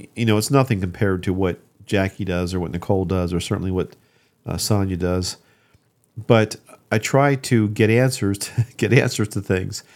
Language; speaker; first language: English; native; English